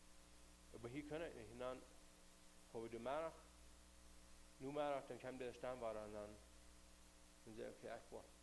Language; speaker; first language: German; non-native, learner; Plautdietsch